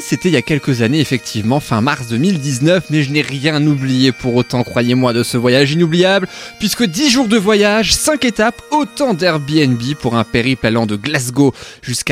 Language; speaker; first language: French; native; French